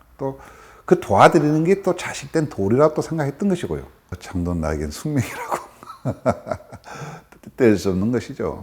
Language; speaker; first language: Korean; native; Korean